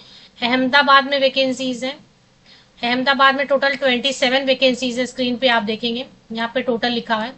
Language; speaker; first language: Hindi; native; Hindi